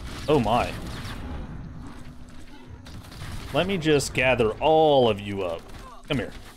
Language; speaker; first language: English; native; English